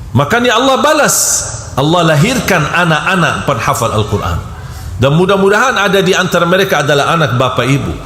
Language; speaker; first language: Malay; non-native, fluent; Arabic